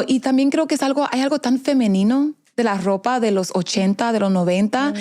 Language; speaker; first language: Spanish; early bilingual, heritage; Spanish